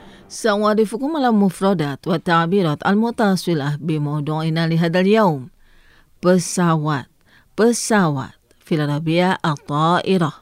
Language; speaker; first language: Arabic; non-native, fluent; Indonesian